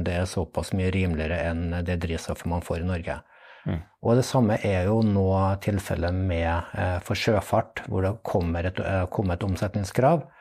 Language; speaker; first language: Norwegian; native; Norwegian